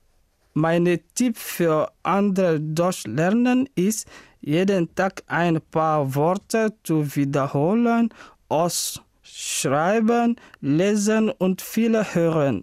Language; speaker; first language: German; non-native, learner; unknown